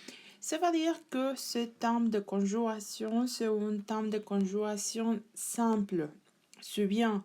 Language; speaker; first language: French; non-native, learner; Spanish